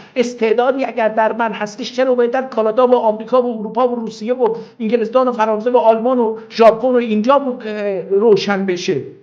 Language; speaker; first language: Persian; non-native, local second language; Azerbaijani